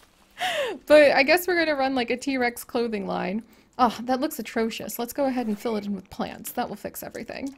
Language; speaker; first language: English; native; English